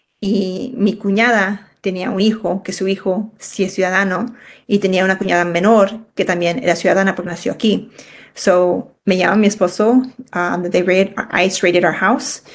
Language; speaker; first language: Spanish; early bilingual, heritage; Spanish